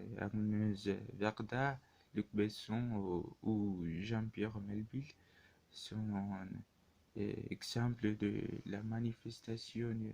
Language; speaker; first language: French; non-native, learner; Spanish